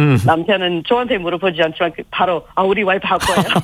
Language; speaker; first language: Korean; non-native, fluent; English